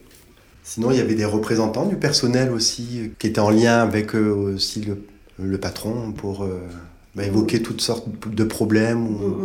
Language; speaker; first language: French; native; French